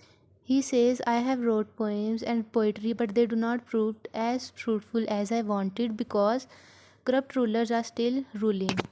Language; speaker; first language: English; non-native, local second language; Urdu